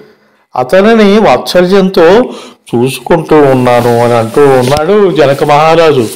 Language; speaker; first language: Telugu; native; Telugu